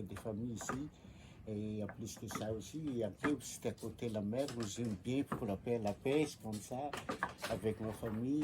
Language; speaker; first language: French; non-native, local second language; Malagasy